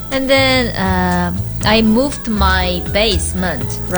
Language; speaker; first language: English; non-native, learner; Korean